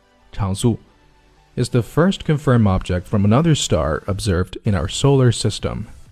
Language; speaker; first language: English; non-native, fluent; Chinese